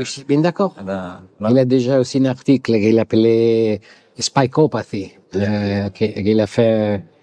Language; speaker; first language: French; non-native, learner; Italian